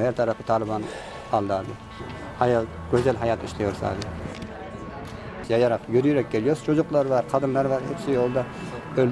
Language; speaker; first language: Turkish; non-native, learner; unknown